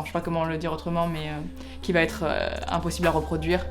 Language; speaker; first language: French; native; French